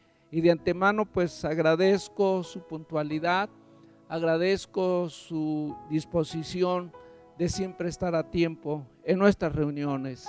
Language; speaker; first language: Spanish; native; Spanish